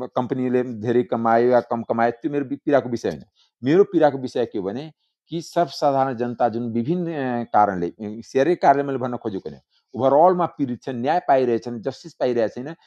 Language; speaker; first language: Nepali; non-native, local second language; Maithili